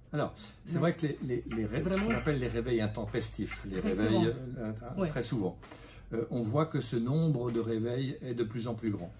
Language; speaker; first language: French; native; French